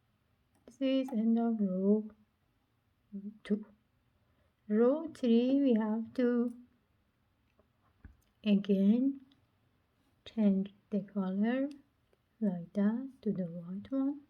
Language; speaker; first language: English; non-native, learner; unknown